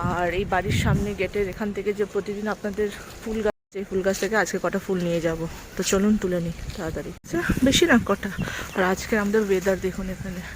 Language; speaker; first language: Bangla; non-native, local second language; Nepali